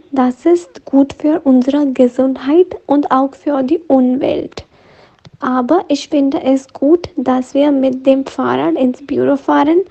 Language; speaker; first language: German; non-native, learner; Hindi